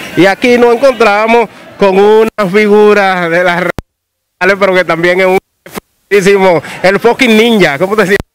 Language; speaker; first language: Spanish; native; Spanish